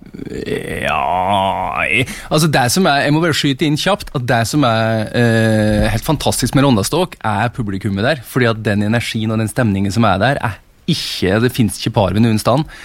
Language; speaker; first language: Norwegian; native; Norwegian